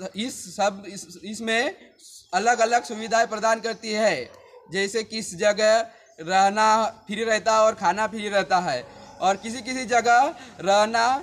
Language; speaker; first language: Hindi; native; Hindi